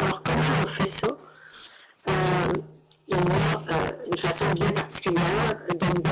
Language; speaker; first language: French; native; French